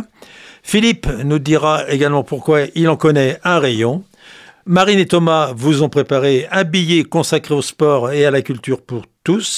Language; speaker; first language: French; native; French